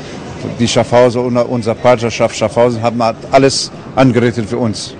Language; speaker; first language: German; non-native, learner; Portuguese